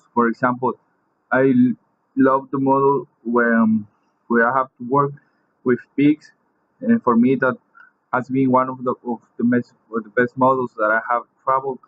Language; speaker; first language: English; non-native, fluent; Spanish